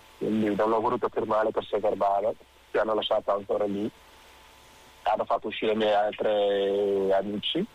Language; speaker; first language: Italian; non-native, fluent; Wolof